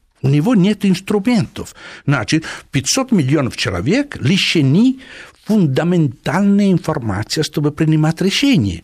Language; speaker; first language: Russian; non-native, fluent; Italian